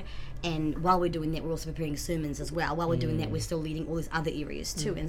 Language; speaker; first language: English; native; English